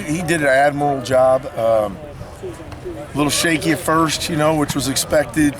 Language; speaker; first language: English; native; English